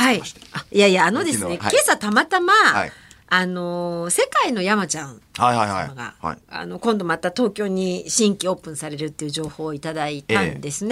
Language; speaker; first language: Japanese; native; Japanese